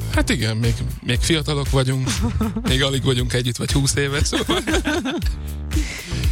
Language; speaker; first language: Hungarian; native; Hungarian